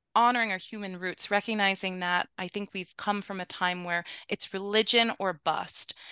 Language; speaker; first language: English; early bilingual, other home language; Spanish